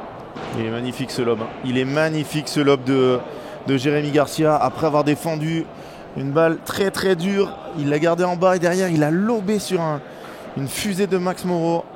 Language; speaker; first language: French; native; French